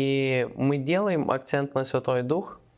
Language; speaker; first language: Russian; non-native, learner; Lithuanian